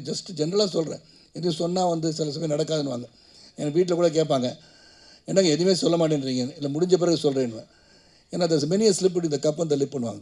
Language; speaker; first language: Tamil; native; Tamil